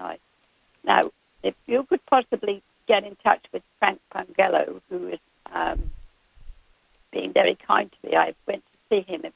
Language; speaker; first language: English; native; English